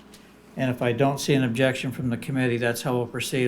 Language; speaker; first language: English; native; English